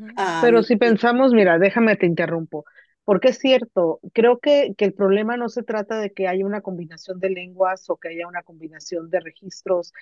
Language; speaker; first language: Spanish; native; Spanish